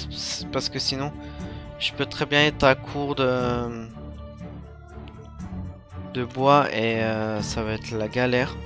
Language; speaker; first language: French; native; French